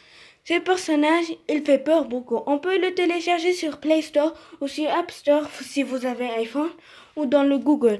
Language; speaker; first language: French; non-native, learner; Arabic